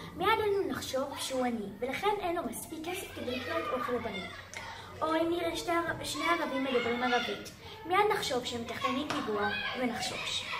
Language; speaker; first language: Hebrew; native; Hebrew